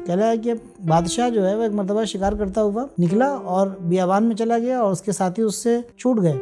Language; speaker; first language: Urdu; native; Urdu